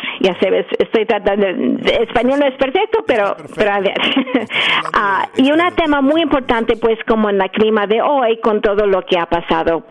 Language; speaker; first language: Spanish; early bilingual, heritage; English